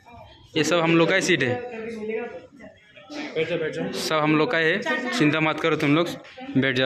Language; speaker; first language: Hindi; non-native, local second language; Assamese